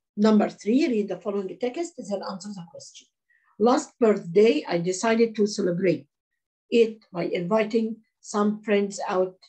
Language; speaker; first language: English; non-native, fluent; Arabic